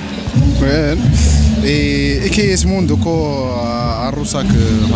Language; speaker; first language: Spanish; non-native, learner; Arabic